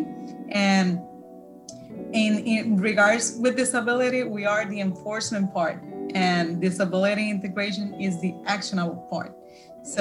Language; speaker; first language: English; non-native, fluent; Spanish